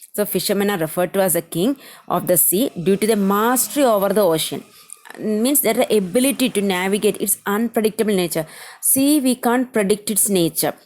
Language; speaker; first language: English; non-native, local second language; Malayalam